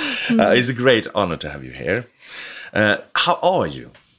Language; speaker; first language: English; non-native, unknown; Swedish